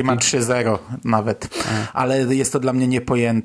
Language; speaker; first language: Polish; native; Polish